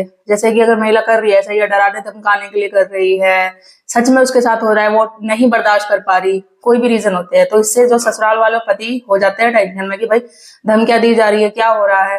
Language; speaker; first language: Hindi; native; Hindi